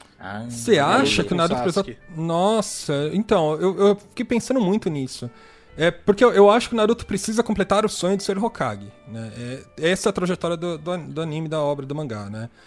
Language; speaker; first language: Portuguese; native; Portuguese